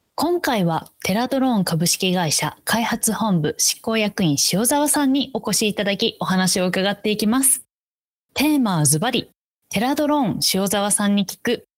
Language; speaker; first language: Japanese; native; Japanese